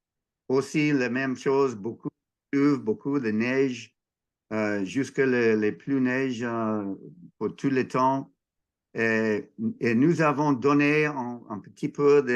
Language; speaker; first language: French; non-native, learner; English